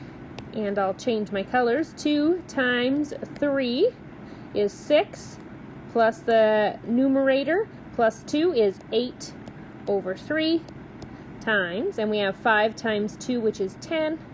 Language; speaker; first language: English; native; English